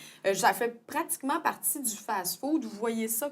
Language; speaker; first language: French; native; French